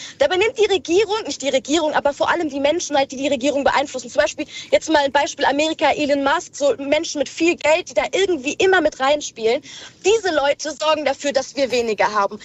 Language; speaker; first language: German; early bilingual, other home language; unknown